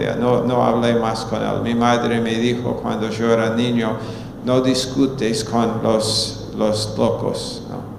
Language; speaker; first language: Spanish; non-native, fluent; English